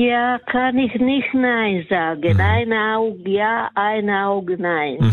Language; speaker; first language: German; non-native, learner; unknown